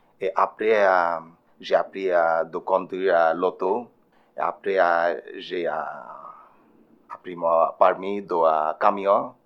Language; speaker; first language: French; non-native, learner; Bangla